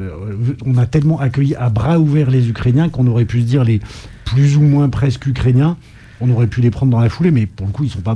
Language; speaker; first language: French; native; French